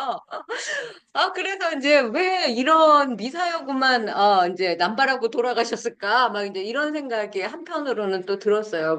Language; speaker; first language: Korean; native; Korean